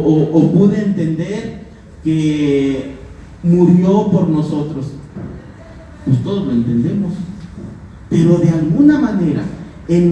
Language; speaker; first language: Spanish; native; Spanish